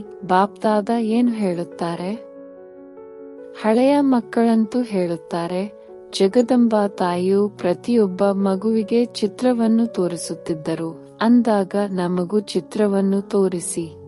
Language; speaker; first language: Kannada; native; Kannada